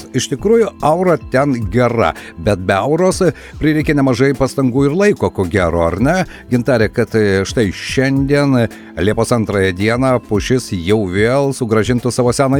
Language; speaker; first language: Lithuanian; native; Lithuanian